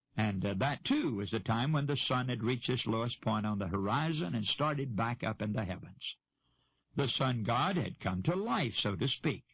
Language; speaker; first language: English; native; English